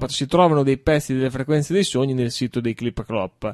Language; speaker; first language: Italian; native; Italian